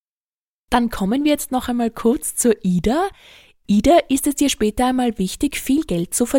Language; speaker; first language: German; native; German